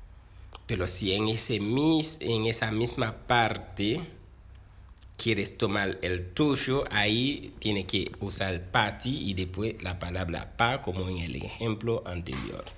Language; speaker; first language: Spanish; non-native, fluent; Haitian Creole